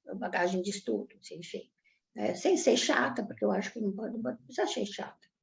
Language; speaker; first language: Portuguese; early bilingual, other home language; Italian